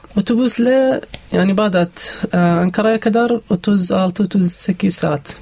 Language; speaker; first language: Turkish; non-native, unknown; Arabic